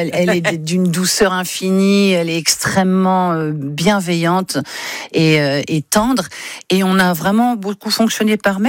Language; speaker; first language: French; native; French